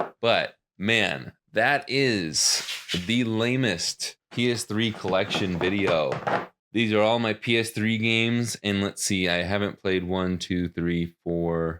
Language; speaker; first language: English; native; English